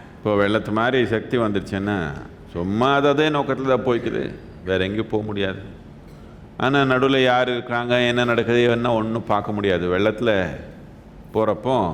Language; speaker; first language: Tamil; non-native, local second language; Kannada